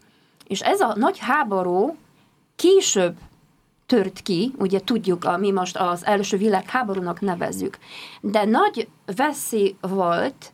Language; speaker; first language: Hungarian; non-native, fluent; Polish